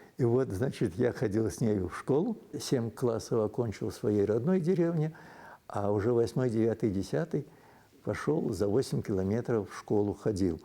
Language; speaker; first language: Russian; non-native, local second language; Belarusian